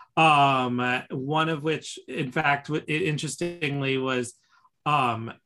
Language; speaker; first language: English; native; English